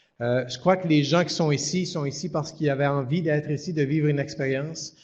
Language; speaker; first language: French; native; French